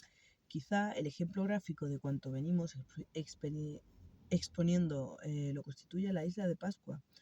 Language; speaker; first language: Spanish; native; Spanish